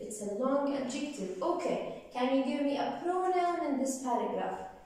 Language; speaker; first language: English; non-native, fluent; Arabic